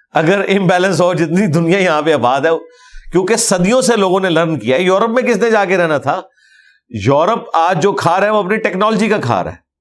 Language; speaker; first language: Urdu; non-native, local second language; Punjabi